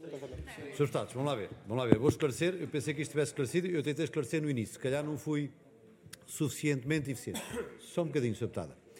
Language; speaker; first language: Portuguese; native; Portuguese